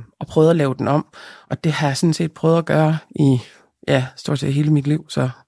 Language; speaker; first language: Danish; early bilingual, other home language; Lithuanian